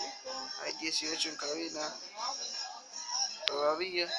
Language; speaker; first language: Spanish; native; Spanish